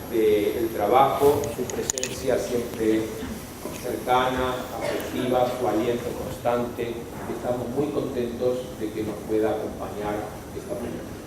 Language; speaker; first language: Spanish; native; Spanish